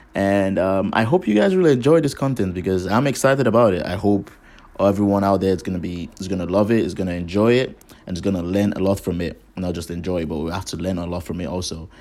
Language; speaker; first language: English; non-native, local second language; Igbo